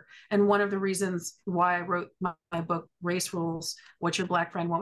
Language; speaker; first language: English; native; English